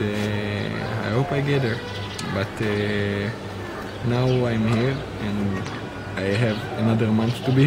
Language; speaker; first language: English; non-native, fluent; Hebrew